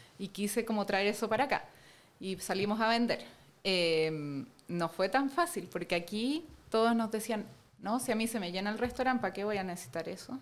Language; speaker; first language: Spanish; native; Spanish